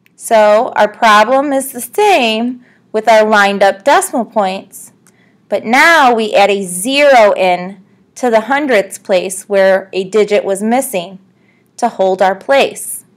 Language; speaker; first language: English; native; English